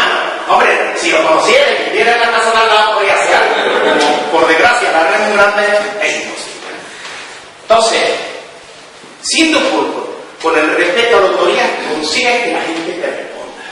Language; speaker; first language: Spanish; native; Spanish